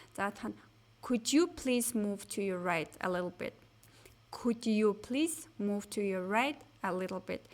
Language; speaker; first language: English; non-native, fluent; Mongolian